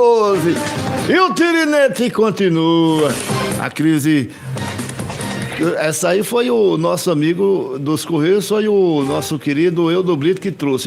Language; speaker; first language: Portuguese; native; Portuguese